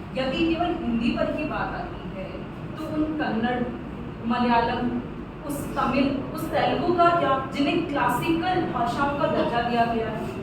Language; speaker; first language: Hindi; native; Hindi